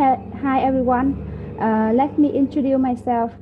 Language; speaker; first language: English; non-native, learner; Vietnamese